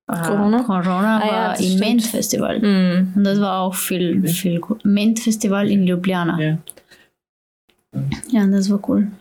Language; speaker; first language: German; non-native, learner; Slovenian